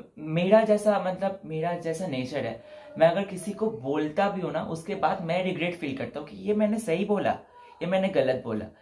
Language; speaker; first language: Hindi; non-native, local second language; Bangla